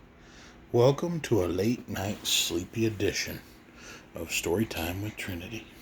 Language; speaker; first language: English; native; English